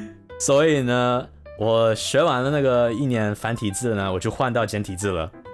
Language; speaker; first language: Chinese; non-native, learner; English